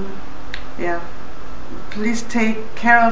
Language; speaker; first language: English; non-native, learner; German